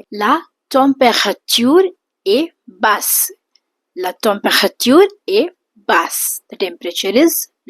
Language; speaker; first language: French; non-native, fluent; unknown